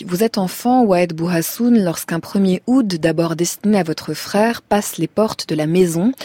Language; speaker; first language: French; native; French